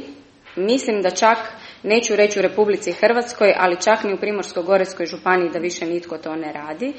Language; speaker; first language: Croatian; native; Croatian